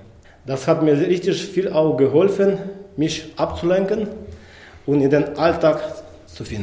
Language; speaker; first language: German; non-native, fluent; Ukrainian